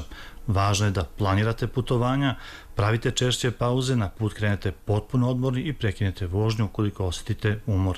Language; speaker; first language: Serbian; native; Serbian